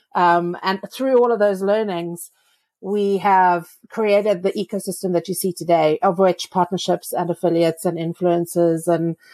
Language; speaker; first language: English; native; English